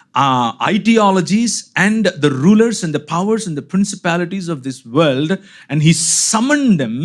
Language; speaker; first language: English; non-native, local second language; Telugu